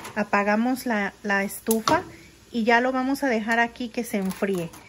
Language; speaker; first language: Spanish; native; Spanish